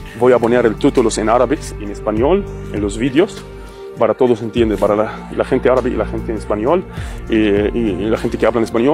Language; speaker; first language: Spanish; non-native, fluent; Arabic